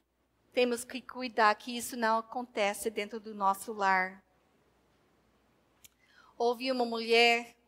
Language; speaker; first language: Portuguese; non-native, fluent; English